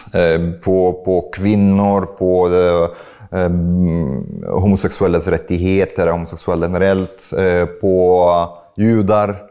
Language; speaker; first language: Swedish; non-native, fluent; Arabic